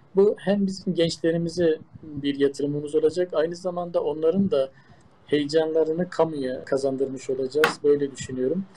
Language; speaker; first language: Turkish; native; Turkish